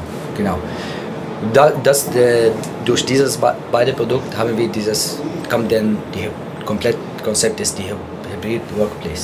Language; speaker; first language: German; non-native, fluent; Arabic